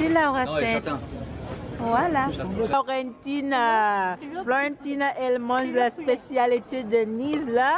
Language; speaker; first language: French; non-native, learner; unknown